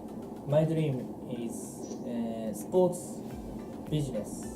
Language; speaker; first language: English; non-native, learner; Japanese